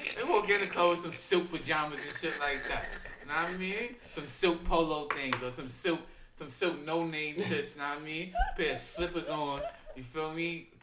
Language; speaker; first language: English; native; English